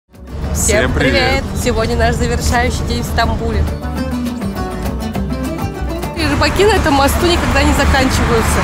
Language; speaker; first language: Russian; native; Russian